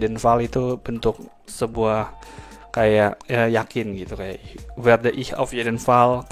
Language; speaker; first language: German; non-native, fluent; Indonesian